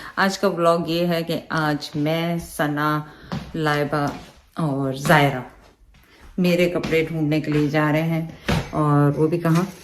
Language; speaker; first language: Urdu; native; Urdu